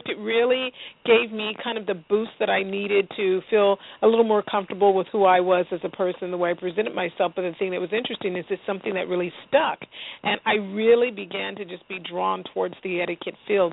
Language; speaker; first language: English; native; English